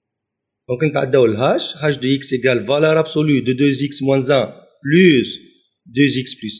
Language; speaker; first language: French; non-native, local second language; Arabic